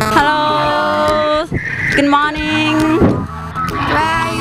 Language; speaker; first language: English; non-native, learner; Thai